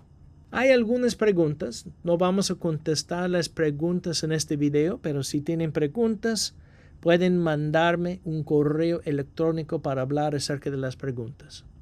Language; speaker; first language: Spanish; non-native, fluent; English